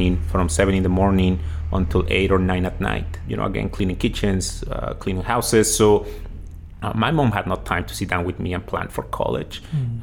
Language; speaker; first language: English; non-native, fluent; Spanish